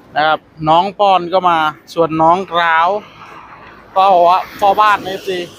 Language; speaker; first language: Thai; native; Thai